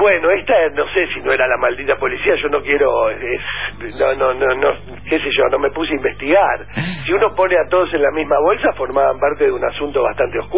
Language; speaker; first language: Spanish; native; Spanish